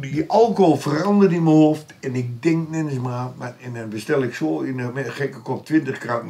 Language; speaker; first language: Dutch; native; Dutch